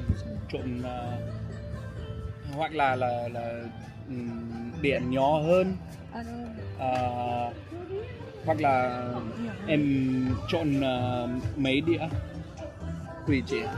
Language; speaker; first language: Vietnamese; non-native, learner; English